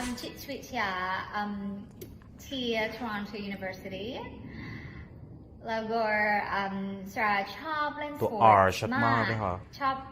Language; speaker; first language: Thai; early bilingual, heritage; English